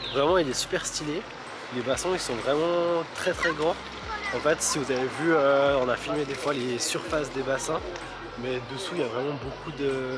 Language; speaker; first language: French; native; French